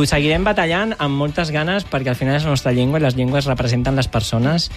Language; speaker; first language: Catalan; native; Catalan